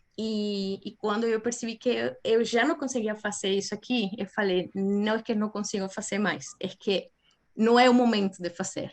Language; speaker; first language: Portuguese; non-native, fluent; Spanish